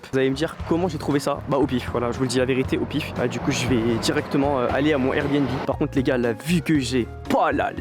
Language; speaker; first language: French; native; French